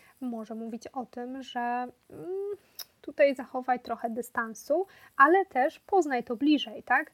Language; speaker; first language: Polish; native; Polish